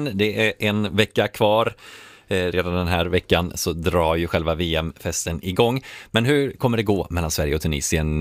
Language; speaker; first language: Swedish; native; Swedish